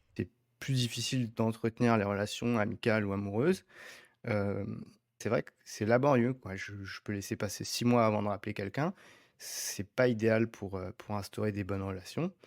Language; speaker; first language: French; native; French